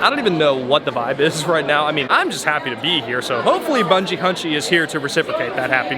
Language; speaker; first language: English; native; English